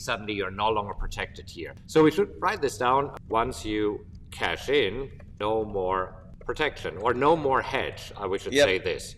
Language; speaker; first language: English; non-native, fluent; German